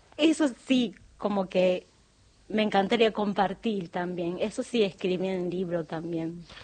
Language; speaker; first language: Spanish; non-native, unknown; Japanese